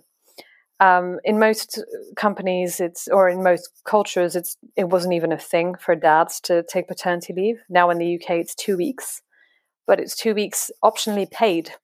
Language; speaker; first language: English; non-native, fluent; French